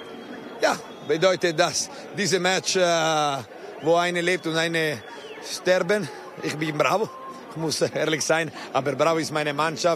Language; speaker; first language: German; non-native, local second language; Italian